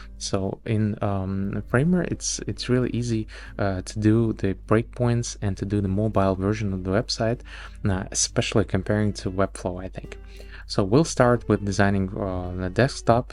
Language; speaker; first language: English; non-native, fluent; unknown